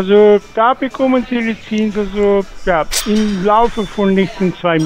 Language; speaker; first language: German; non-native, fluent; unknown